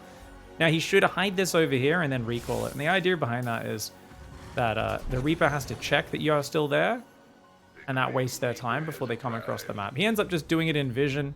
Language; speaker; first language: English; native; English